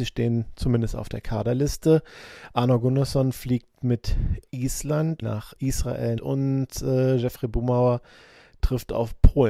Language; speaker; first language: German; native; German